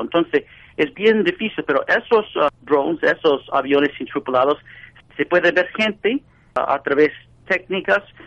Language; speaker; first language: Spanish; non-native, fluent; English